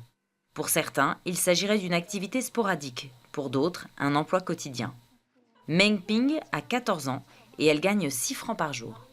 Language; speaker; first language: French; native; French